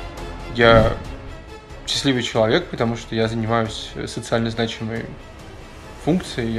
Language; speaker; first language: Russian; native; Russian